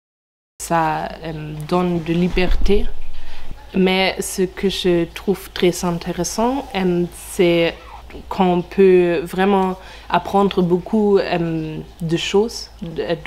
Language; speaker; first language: French; non-native, learner; German